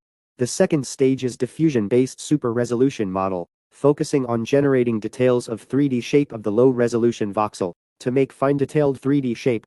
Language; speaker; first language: English; non-native, fluent; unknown